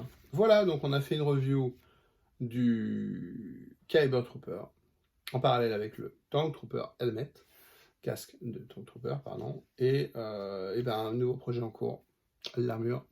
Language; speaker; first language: French; native; French